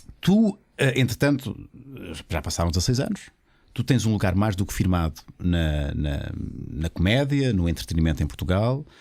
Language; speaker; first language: Portuguese; native; Portuguese